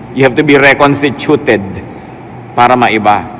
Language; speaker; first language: English; non-native, local second language; Filipino